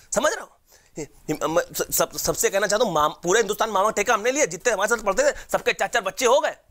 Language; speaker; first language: Hindi; native; Hindi